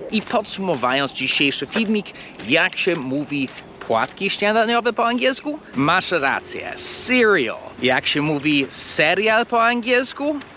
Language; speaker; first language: Polish; non-native, fluent; English